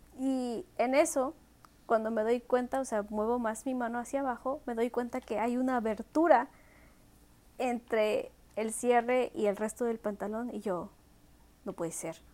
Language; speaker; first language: Spanish; early bilingual, heritage; Spanish